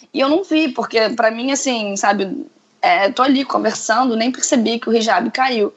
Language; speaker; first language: Portuguese; native; Portuguese